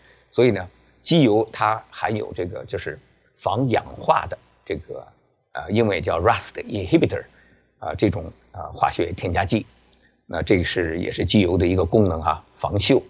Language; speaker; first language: Chinese; native; Chinese